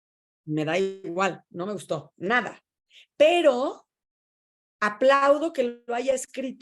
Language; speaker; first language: Spanish; native; Spanish